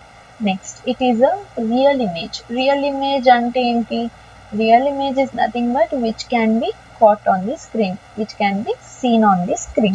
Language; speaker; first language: English; non-native, local second language; Telugu